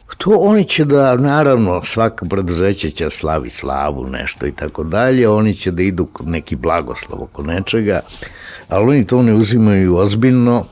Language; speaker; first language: Serbian; native; Serbian